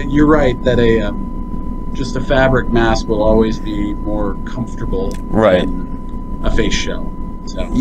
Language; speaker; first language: English; native; English